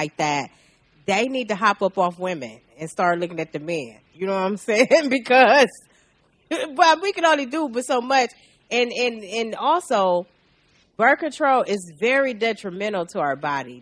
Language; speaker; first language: English; native; English